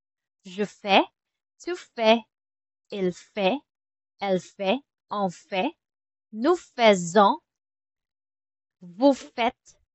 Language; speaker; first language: French; non-native, fluent; Filipino